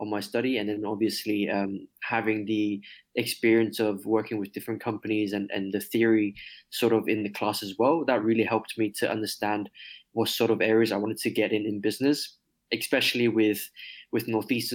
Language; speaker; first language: English; non-native, local second language; Cantonese